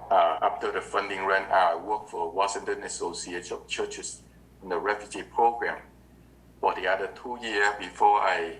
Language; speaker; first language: English; non-native, learner; Vietnamese